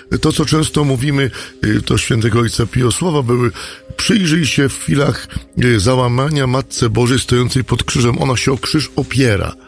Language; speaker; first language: Polish; native; Polish